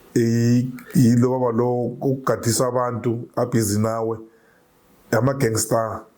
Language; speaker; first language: Zulu; native; Zulu